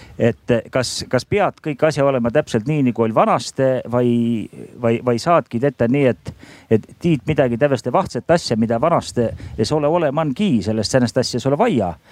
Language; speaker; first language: Estonian; native; Estonian